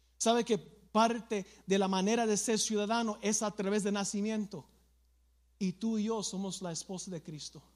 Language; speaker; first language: Spanish; early bilingual, other home language; English